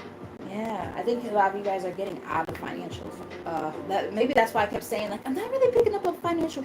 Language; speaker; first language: English; native; English